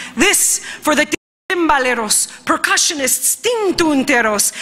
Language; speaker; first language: English; early bilingual, other home language; Spanish